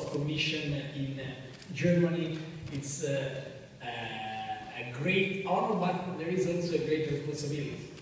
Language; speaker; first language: English; non-native, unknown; Italian